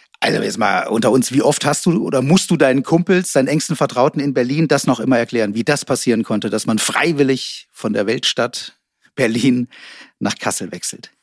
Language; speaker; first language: German; native; German